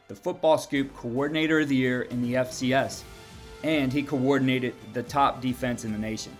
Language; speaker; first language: English; native; English